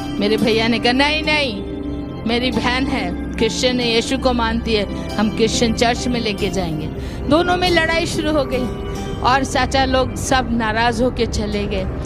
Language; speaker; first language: Hindi; native; Hindi